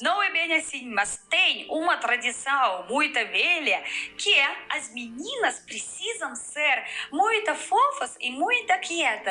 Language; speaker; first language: Portuguese; non-native, fluent; Russian